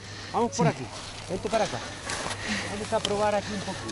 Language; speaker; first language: Spanish; native; Spanish